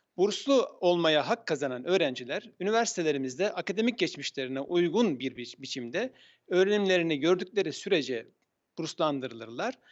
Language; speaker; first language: Turkish; native; Turkish